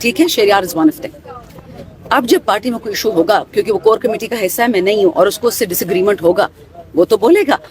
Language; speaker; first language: Urdu; non-native, local second language; Pashto